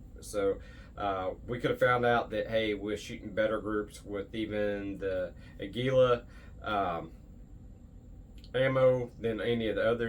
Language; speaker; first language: English; native; English